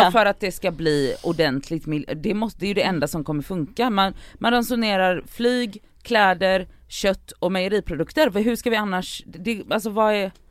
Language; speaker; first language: Swedish; native; Swedish